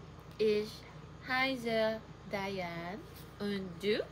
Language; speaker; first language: German; non-native, learner; Filipino